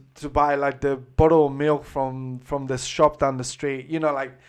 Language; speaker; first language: English; non-native, fluent; Italian